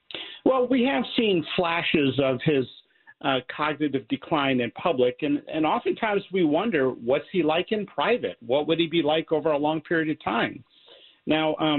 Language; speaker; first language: English; native; English